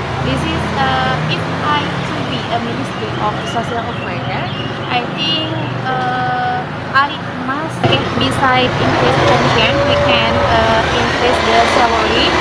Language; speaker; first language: English; non-native, learner; Indonesian